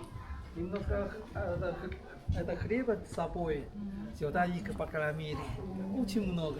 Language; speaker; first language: Russian; non-native, learner; Chinese